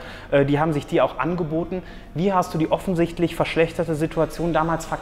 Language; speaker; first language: German; native; German